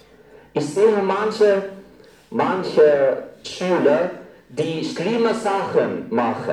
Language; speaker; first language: German; non-native, fluent; Arabic